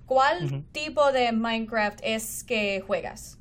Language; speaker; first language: Spanish; non-native, fluent; English